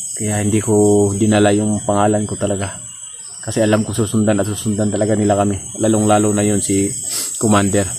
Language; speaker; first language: Filipino; non-native, local second language; Cebuano